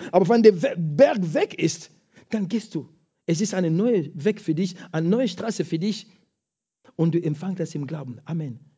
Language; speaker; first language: German; non-native, fluent; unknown